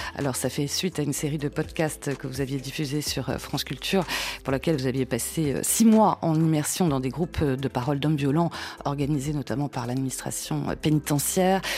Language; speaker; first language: French; native; French